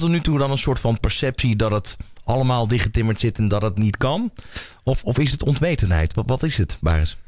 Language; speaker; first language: Dutch; native; Dutch